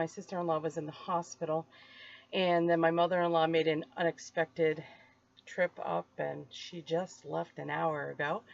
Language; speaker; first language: English; native; English